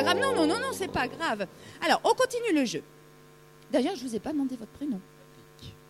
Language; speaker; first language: French; native; French